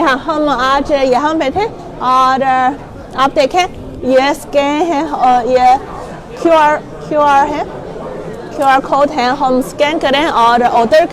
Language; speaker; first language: Hindi; non-native, learner; Chinese